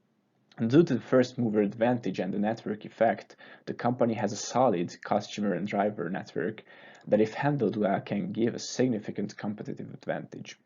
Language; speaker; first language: English; non-native, fluent; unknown